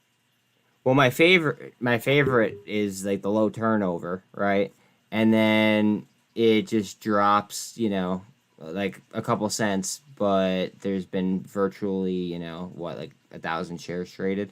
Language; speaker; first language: English; native; English